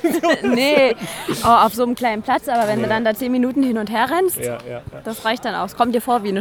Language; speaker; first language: German; native; German